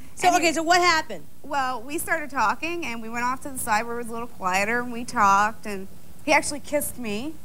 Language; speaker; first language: English; native; English